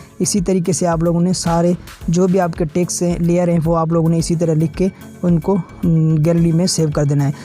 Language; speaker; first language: Urdu; non-native, local second language; Sindhi